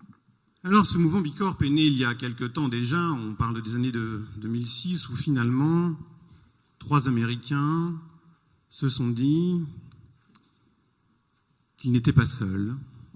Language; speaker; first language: French; native; French